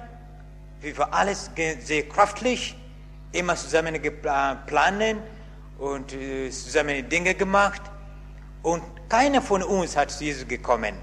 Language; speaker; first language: German; non-native, learner; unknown